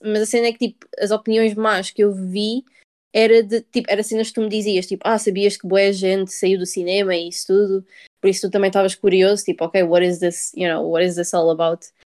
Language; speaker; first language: Portuguese; early bilingual, heritage; Portuguese